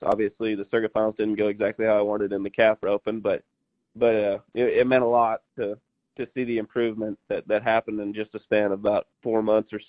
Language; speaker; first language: English; native; English